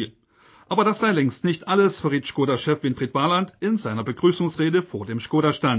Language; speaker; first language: German; native; German